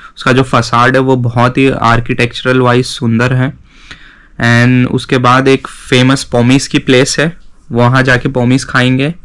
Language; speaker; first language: Hindi; native; Hindi